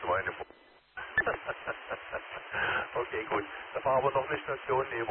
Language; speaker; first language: German; native; German